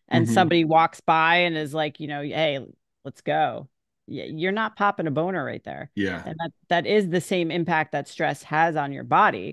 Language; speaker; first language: English; native; English